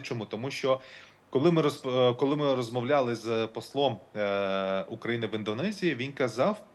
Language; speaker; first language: Ukrainian; non-native, local second language; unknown